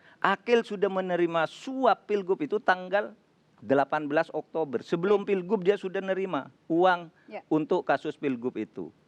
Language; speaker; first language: Indonesian; non-native, local second language; Madurese